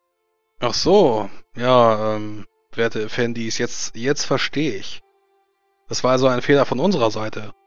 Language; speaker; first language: German; native; German